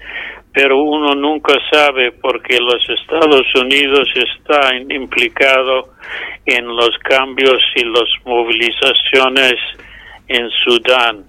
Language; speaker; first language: Spanish; non-native, fluent; English